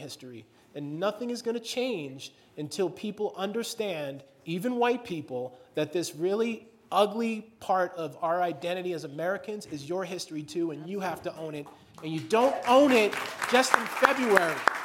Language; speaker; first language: English; native; English